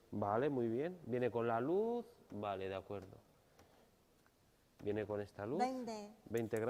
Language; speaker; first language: Spanish; native; Spanish